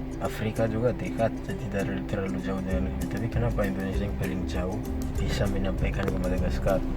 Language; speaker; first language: Indonesian; non-native, fluent; Malagasy